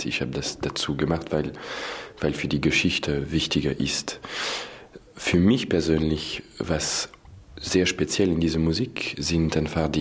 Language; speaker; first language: German; non-native, fluent; French